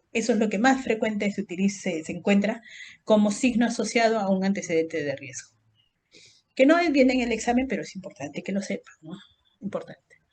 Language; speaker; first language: Spanish; native; Spanish